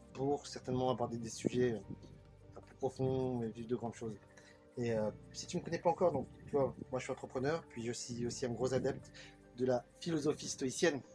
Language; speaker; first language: French; native; French